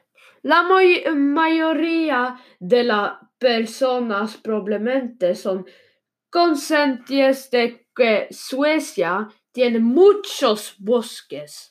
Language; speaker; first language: Spanish; non-native, learner; Swedish